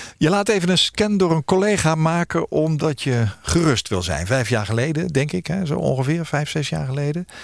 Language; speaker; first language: Dutch; native; Dutch